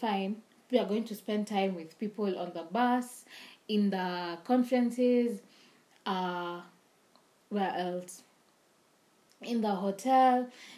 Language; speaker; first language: English; non-native, local second language; Swahili